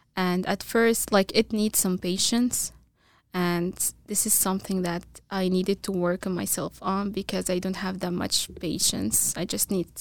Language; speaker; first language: English; non-native, fluent; Arabic